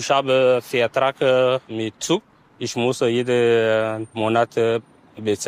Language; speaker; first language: German; non-native, learner; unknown